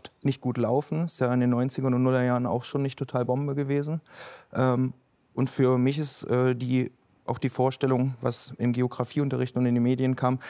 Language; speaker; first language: German; native; German